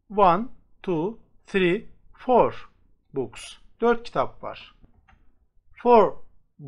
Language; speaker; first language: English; non-native, fluent; Turkish